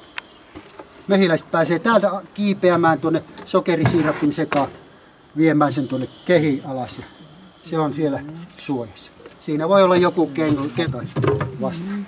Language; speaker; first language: Finnish; native; Finnish